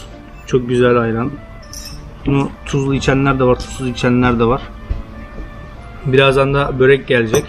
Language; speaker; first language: Turkish; native; Turkish